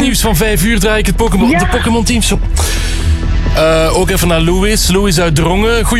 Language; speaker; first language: Dutch; native; Dutch